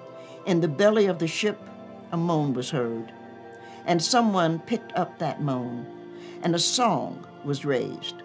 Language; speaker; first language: English; native; English